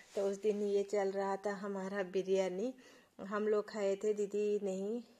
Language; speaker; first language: Hindi; non-native, local second language; Odia